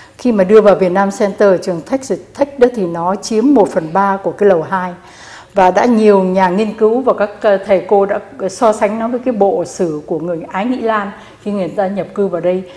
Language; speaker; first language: Vietnamese; native; Vietnamese